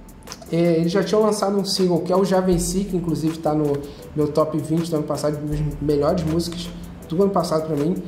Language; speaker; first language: Portuguese; native; Portuguese